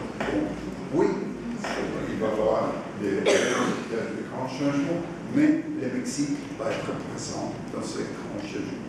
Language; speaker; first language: French; non-native, fluent; Spanish